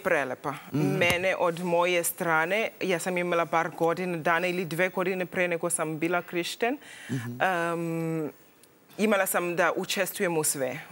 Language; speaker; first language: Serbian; non-native, learner; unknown